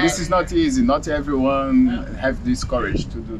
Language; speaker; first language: English; non-native, learner; Portuguese